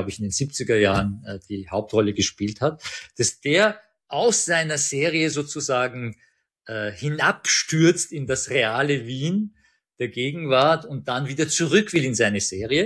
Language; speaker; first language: German; early bilingual, other home language; Persian